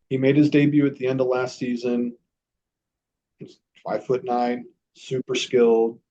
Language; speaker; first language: English; native; English